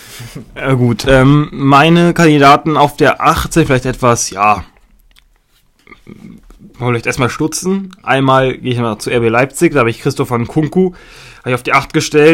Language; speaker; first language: German; native; German